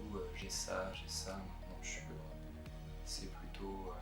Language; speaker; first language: French; native; French